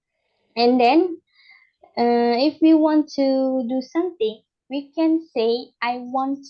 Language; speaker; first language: English; non-native, learner; Indonesian